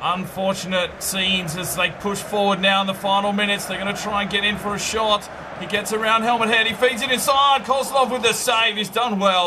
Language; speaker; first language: English; native; English